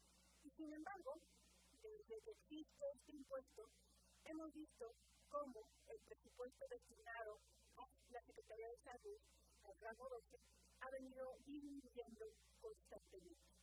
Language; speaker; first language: Spanish; native; Spanish